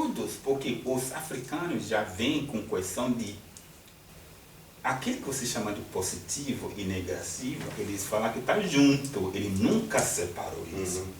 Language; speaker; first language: Portuguese; non-native, fluent; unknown